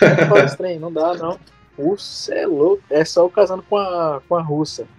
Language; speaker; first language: Portuguese; native; Portuguese